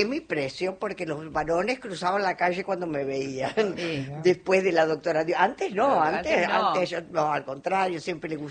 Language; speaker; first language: Spanish; native; Spanish